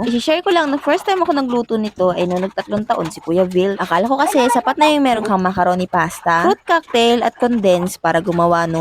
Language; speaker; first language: Filipino; native; Filipino